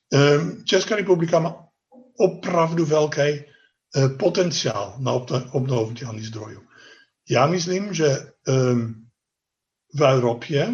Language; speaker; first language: Czech; non-native, fluent; Dutch